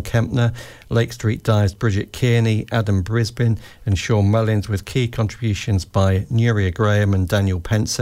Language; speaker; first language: English; native; English